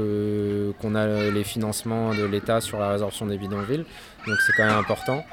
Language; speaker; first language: French; native; French